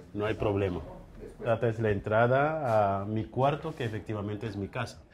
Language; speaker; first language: Spanish; non-native, fluent; Kikuyu